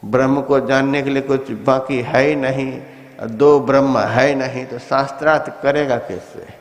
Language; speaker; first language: Hindi; native; Hindi